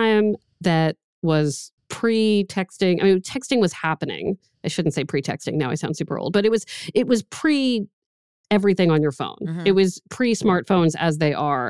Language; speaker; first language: English; native; English